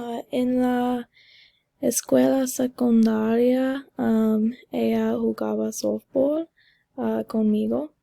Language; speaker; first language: Spanish; non-native, learner; English